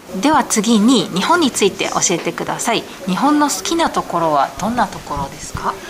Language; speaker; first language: Japanese; native; Japanese